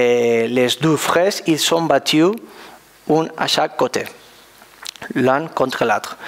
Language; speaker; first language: French; non-native, learner; Spanish